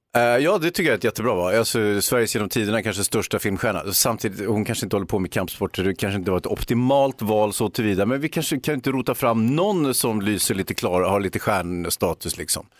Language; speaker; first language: Swedish; native; Swedish